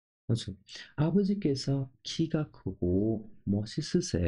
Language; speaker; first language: Korean; non-native, local second language; Nepali